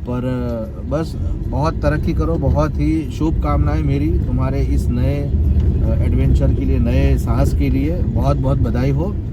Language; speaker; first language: Hindi; non-native, local second language; Gujarati